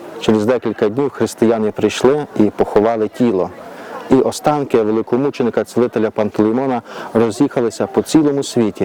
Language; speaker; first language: Ukrainian; native; Ukrainian